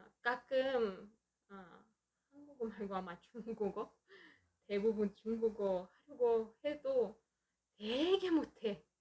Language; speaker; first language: Korean; non-native, fluent; Russian